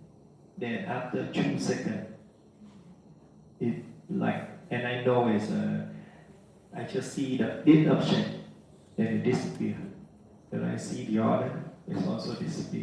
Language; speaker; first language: English; non-native, learner; Vietnamese